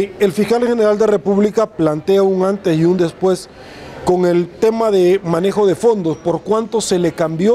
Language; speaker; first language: Spanish; native; Spanish